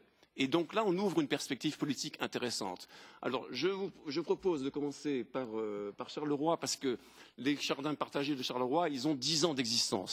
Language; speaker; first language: French; native; French